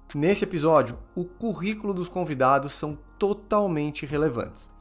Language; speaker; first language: Portuguese; native; Portuguese